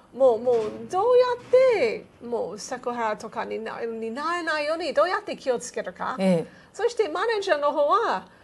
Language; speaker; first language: Japanese; non-native, fluent; English